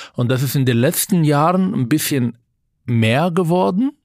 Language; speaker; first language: German; non-native, fluent; Hebrew